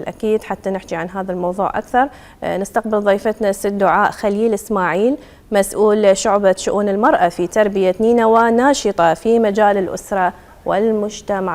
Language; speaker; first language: Arabic; native; Arabic